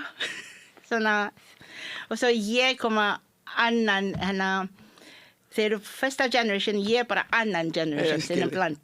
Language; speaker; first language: Icelandic; non-native, fluent; Malay